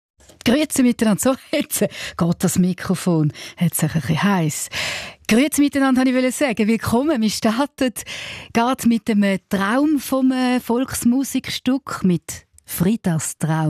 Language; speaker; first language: German; native; German